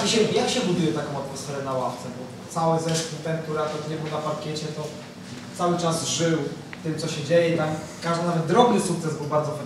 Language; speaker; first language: Polish; native; Polish